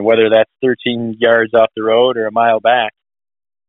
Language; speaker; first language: English; native; English